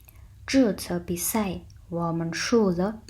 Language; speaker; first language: Chinese; non-native, fluent; Mongolian